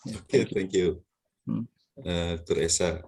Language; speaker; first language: English; non-native, learner; Indonesian